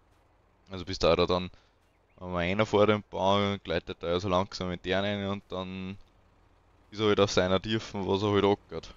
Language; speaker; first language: German; native; German